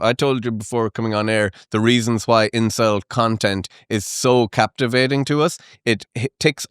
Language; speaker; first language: English; native; English